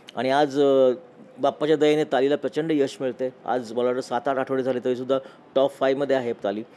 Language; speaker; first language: Marathi; native; Marathi